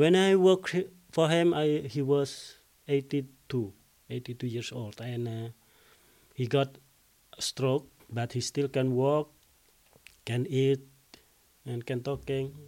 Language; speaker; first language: English; non-native, learner; Indonesian